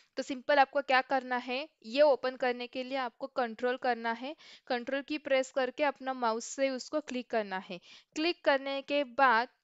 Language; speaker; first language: Hindi; non-native, local second language; Marathi